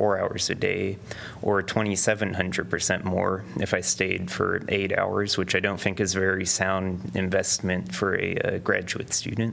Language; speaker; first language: English; native; English